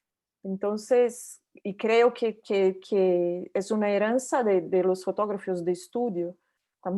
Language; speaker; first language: Spanish; non-native, learner; Portuguese